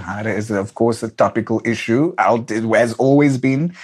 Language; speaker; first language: English; non-native, local second language; Afrikaans